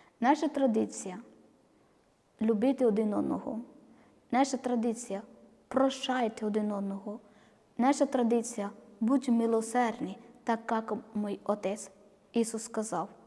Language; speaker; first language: Ukrainian; non-native, learner; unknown